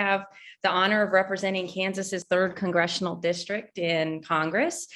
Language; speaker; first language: English; native; English